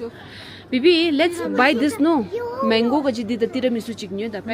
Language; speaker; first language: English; non-native, local second language; Tibetan